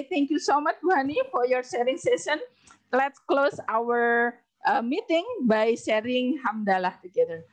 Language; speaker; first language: English; non-native, learner; Indonesian